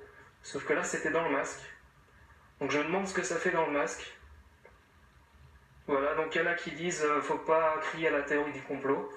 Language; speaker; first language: French; native; French